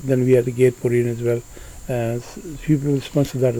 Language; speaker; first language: English; early bilingual, other home language; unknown